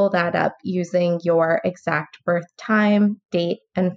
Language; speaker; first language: English; native; English